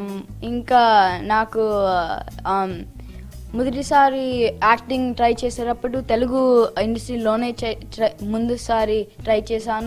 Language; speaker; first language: Telugu; early bilingual, heritage; Telugu